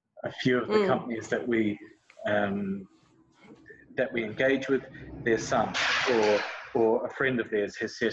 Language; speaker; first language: English; native; English